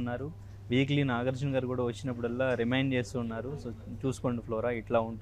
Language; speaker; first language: Telugu; native; Telugu